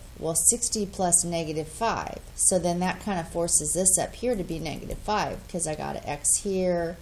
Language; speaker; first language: English; native; English